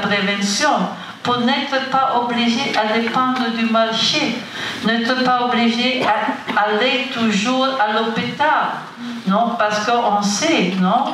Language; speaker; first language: French; non-native, fluent; Italian